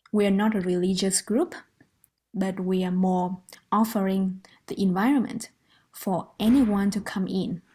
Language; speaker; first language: English; non-native, fluent; Vietnamese